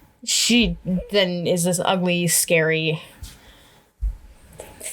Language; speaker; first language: English; native; English